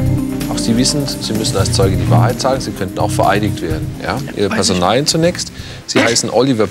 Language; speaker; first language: German; native; German